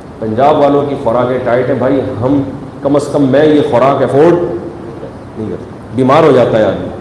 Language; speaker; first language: Urdu; native; Urdu